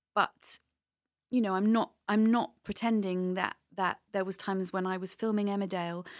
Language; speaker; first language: English; native; English